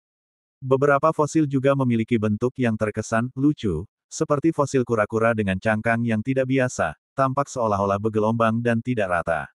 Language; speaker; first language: Indonesian; native; Indonesian